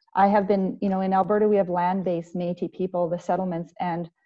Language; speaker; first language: English; native; English